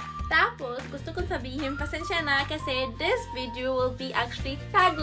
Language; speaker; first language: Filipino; non-native, learner; English